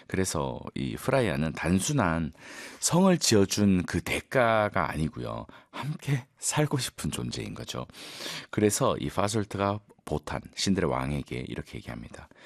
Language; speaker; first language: Korean; native; Korean